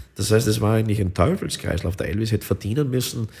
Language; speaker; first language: German; native; German